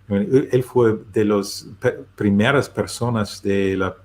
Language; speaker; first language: Spanish; non-native, learner; German